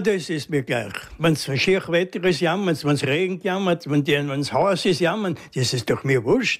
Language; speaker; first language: German; native; German